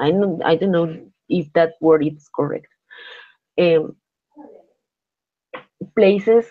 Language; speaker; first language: English; non-native, learner; Spanish